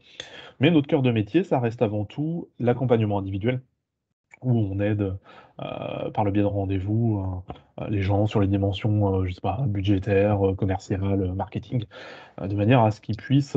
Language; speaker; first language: French; native; French